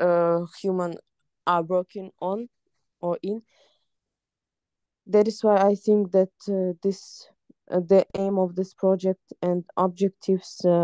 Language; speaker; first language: English; non-native, fluent; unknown